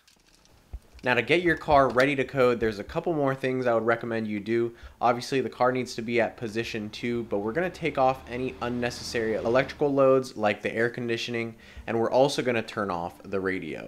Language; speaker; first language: English; native; English